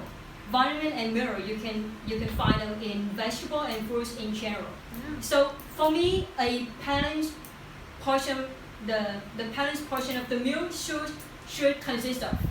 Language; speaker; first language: English; non-native, learner; Vietnamese